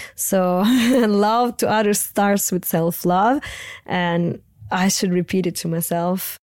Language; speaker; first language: English; non-native, fluent; Italian